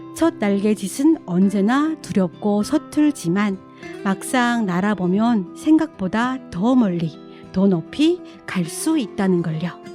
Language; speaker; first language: Korean; non-native, fluent; Chinese